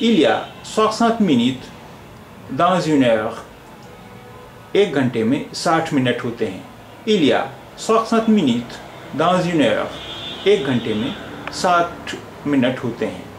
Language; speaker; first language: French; non-native, fluent; Urdu